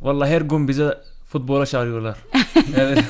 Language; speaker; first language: Turkish; non-native, learner; Arabic